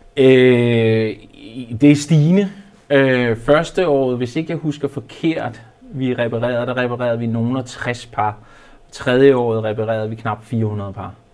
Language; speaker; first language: Danish; native; Danish